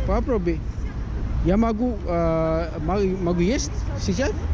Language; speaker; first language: Russian; non-native, learner; Urdu